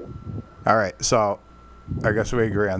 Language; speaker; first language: English; native; English